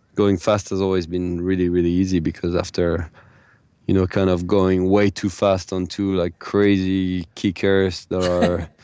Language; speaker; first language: English; non-native, fluent; French